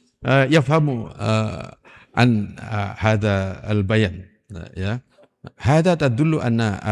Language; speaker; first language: Arabic; non-native, fluent; Indonesian